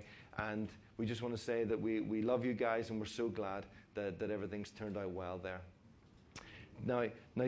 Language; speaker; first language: English; native; English